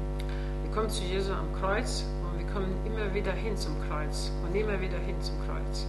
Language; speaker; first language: German; non-native, fluent; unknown